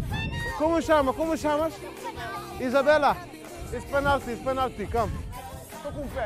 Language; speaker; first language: Portuguese; non-native, learner; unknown